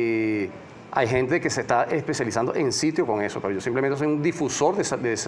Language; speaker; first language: Spanish; native; Spanish